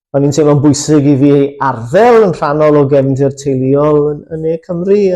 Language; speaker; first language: Welsh; native; Welsh